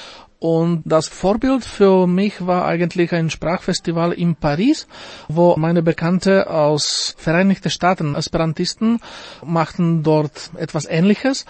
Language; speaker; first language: German; non-native, fluent; Slovak